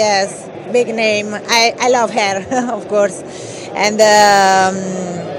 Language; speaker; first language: English; non-native, learner; Italian